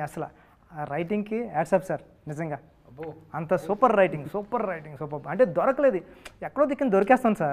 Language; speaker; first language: Telugu; native; Telugu